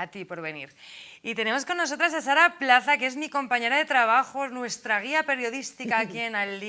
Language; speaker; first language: Spanish; native; Spanish